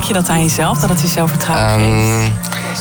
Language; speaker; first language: Dutch; native; Dutch